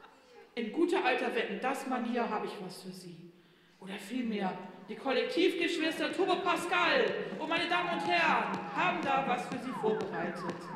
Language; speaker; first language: German; native; German